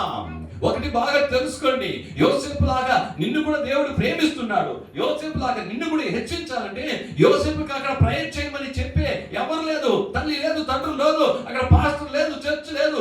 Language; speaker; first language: Telugu; native; Telugu